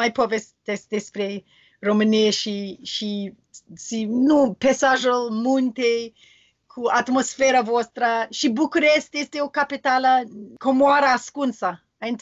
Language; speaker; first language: Romanian; non-native, learner; English